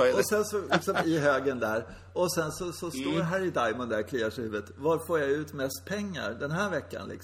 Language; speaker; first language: Swedish; native; Swedish